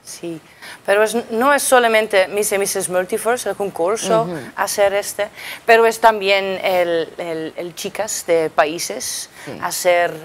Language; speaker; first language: Spanish; non-native, learner; Dutch